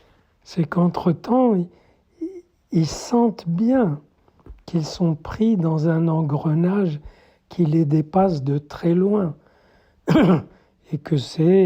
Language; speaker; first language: French; native; French